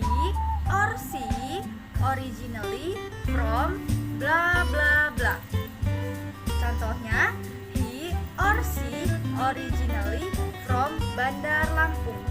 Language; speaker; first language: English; non-native, learner; Indonesian